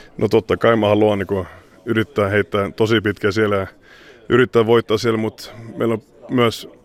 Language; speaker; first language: Finnish; early bilingual, heritage; Swedish